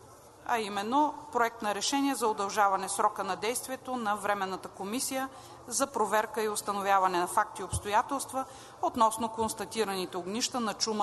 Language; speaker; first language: Bulgarian; native; Bulgarian